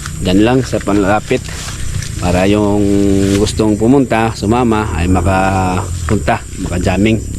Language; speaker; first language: Filipino; non-native, local second language; Cebuano